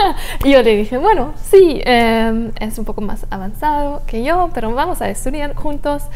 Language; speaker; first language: Spanish; non-native, fluent; German